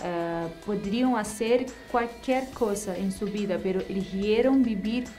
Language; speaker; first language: Spanish; non-native, fluent; Portuguese